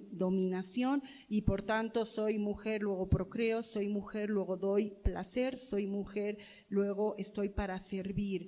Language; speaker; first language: Spanish; native; Spanish